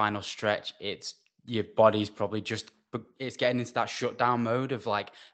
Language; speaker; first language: English; native; English